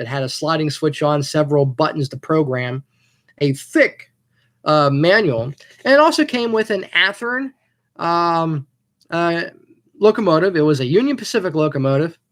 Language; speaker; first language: English; native; English